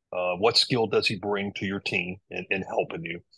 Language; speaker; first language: English; native; English